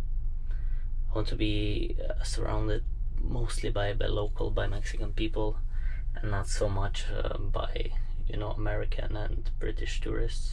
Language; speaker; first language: English; non-native, fluent; French